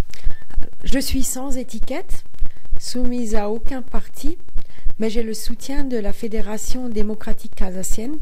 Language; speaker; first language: French; native; French